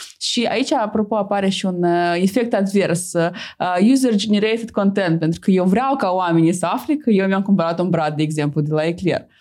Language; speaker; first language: Romanian; non-native, local second language; Russian